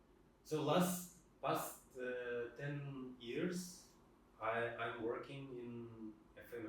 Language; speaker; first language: English; non-native, fluent; Russian